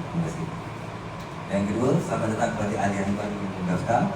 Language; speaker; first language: Malay; native; Malay